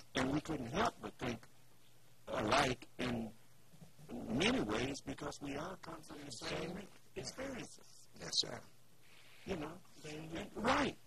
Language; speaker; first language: English; native; English